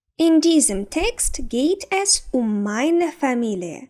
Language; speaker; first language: German; non-native, fluent; Ukrainian